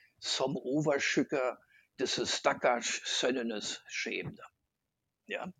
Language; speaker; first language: Norwegian; non-native, fluent; German